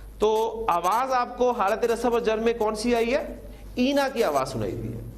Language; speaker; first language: Urdu; native; Urdu